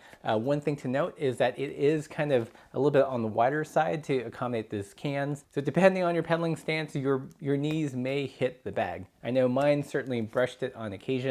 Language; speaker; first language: English; native; English